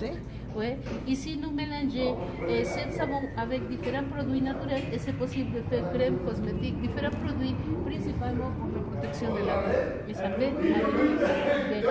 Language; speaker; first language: French; non-native, learner; Spanish